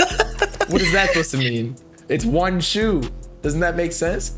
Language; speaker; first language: English; native; English